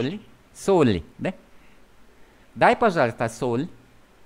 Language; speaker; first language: Russian; non-native, fluent; Vietnamese